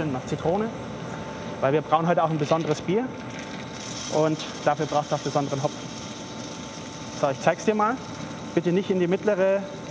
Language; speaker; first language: German; native; German